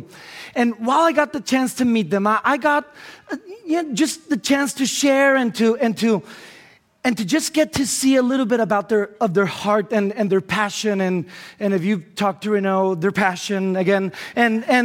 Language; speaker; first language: English; non-native, fluent; Spanish